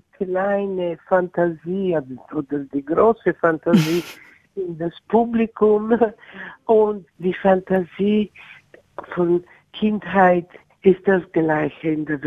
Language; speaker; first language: German; non-native, learner; Italian